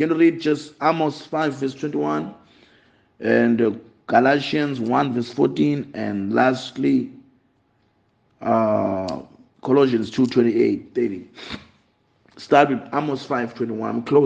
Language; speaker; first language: English; non-native, local second language; Zulu